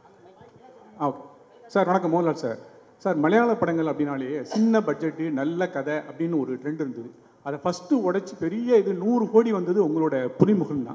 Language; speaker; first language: Tamil; native; Tamil